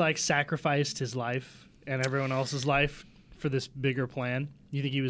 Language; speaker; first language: English; native; English